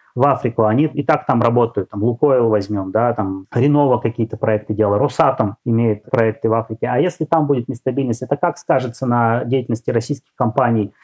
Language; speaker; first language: Russian; native; Russian